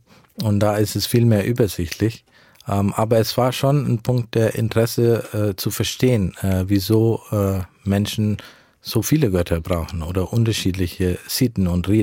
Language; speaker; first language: German; early bilingual, heritage; German